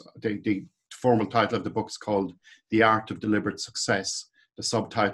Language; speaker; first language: English; native; English